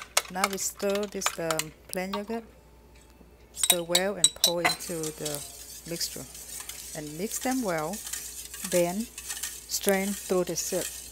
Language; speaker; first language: English; non-native, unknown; Vietnamese